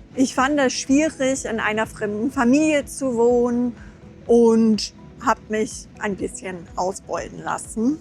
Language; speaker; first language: German; non-native, fluent; English